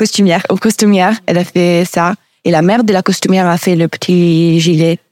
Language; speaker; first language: French; non-native, learner; Italian